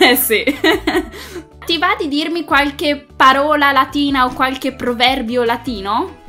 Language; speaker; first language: Italian; native; Italian